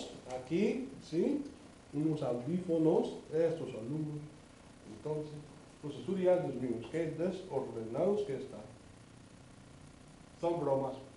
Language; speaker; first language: Spanish; non-native, fluent; English